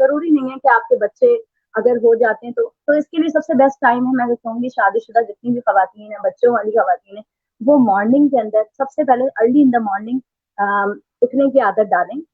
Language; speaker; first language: Urdu; native; Urdu